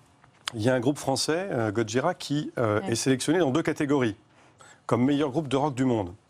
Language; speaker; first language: French; native; French